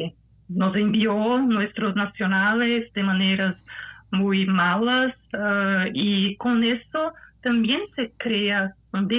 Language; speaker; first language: Spanish; non-native, fluent; Portuguese